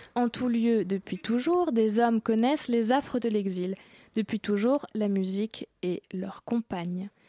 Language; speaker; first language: French; native; French